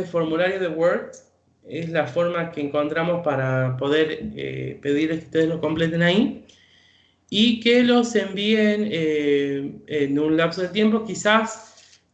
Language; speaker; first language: Spanish; native; Spanish